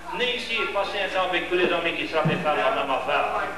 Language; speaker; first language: French; early bilingual, heritage; French